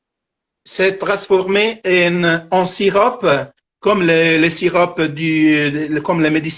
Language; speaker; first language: French; non-native, fluent; Italian